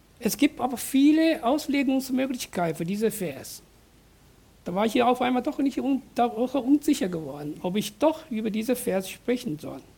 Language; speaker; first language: German; non-native, fluent; Chinese